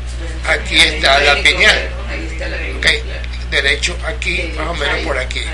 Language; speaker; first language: Spanish; native; Spanish